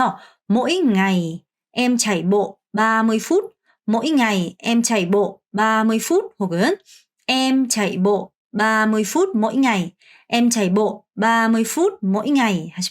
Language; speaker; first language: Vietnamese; non-native, fluent; Korean